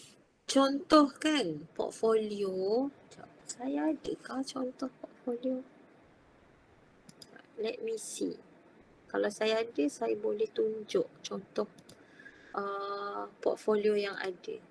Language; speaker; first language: Malay; native; Malay